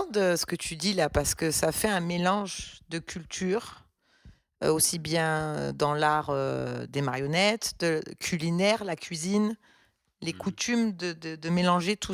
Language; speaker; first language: French; native; French